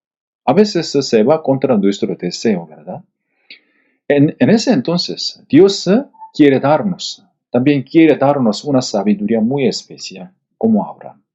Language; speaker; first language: Spanish; non-native, fluent; Korean